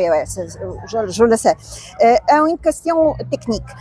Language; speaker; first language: French; non-native, learner; Polish